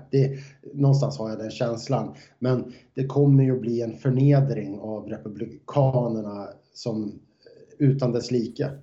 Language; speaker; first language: Swedish; native; Swedish